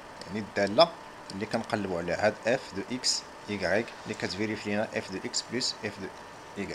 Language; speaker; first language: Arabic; native; Arabic